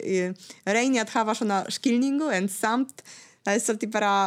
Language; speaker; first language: Icelandic; non-native, fluent; Polish